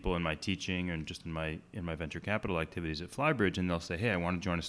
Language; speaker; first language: English; native; English